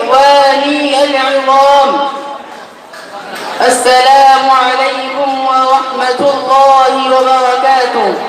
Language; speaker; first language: Arabic; non-native, learner; Urdu